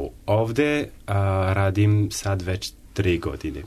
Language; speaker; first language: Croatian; non-native, learner; French